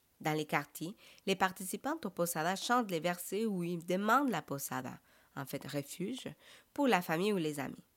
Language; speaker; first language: French; non-native, fluent; Spanish